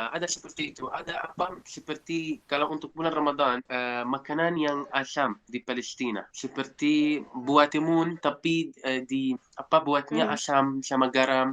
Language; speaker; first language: Indonesian; non-native, fluent; Arabic